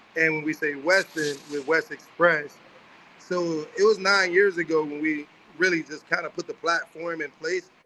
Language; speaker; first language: English; native; English